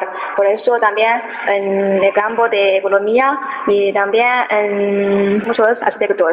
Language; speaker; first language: Spanish; non-native, learner; Chinese